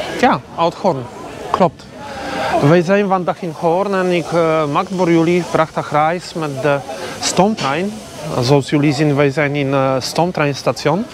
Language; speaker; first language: Dutch; non-native, learner; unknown